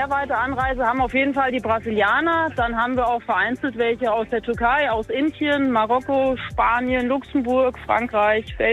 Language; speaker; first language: German; native; German